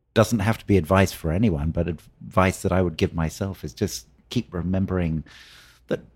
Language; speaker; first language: English; native; English